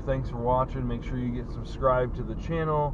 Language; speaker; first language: English; native; English